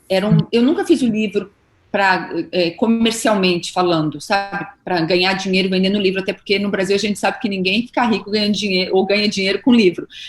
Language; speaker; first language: Portuguese; native; Portuguese